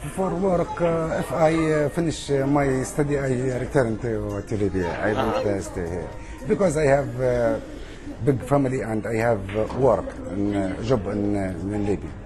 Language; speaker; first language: English; non-native, learner; Arabic